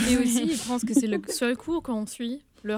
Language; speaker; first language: French; non-native, fluent; German